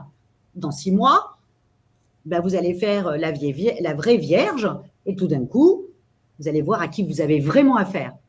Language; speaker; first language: French; native; French